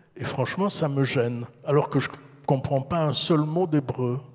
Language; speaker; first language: French; early bilingual, heritage; French